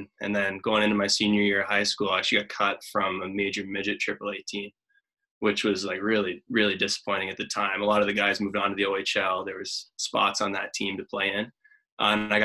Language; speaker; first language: English; native; English